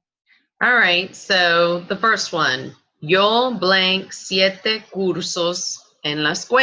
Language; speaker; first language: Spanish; non-native, fluent; English